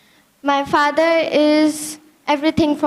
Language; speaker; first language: English; non-native, learner; Hindi